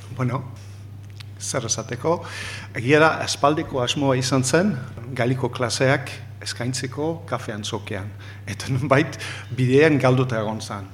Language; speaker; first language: Basque; non-native, fluent; English